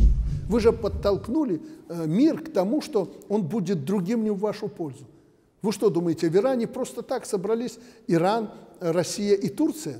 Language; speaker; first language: Russian; native; Russian